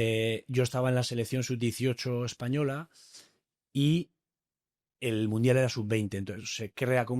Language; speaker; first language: Spanish; native; Spanish